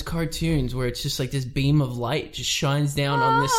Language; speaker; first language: English; native; English